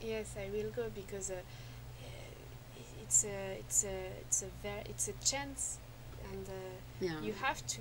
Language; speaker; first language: English; non-native, learner; French